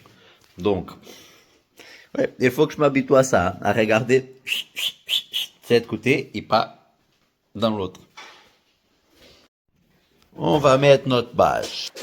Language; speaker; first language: French; native; French